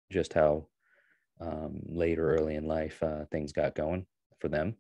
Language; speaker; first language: English; native; English